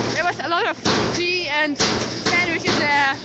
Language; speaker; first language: English; non-native, fluent; Ukrainian